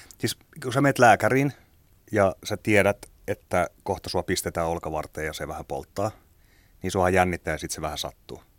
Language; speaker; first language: Finnish; native; Finnish